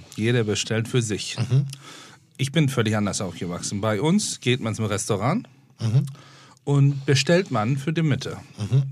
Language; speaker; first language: German; non-native, fluent; Turkish